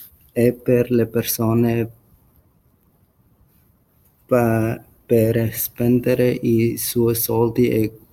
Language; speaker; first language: Italian; non-native, learner; English